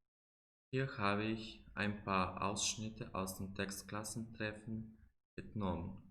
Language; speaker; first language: German; non-native, fluent; Macedonian